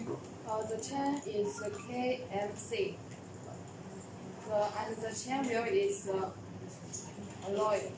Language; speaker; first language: English; non-native, learner; Chinese